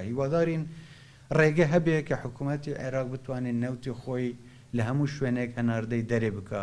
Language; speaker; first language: Central Kurdish; non-native, local second language; Kurdish